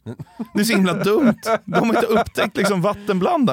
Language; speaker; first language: Swedish; native; Swedish